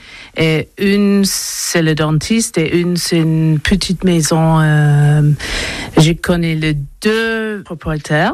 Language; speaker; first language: French; non-native, learner; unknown